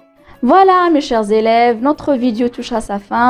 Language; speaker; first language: French; non-native, local second language; Arabic